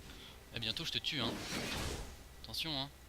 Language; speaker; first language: French; native; French